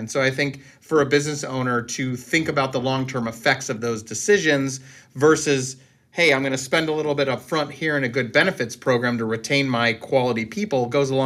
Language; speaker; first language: English; native; English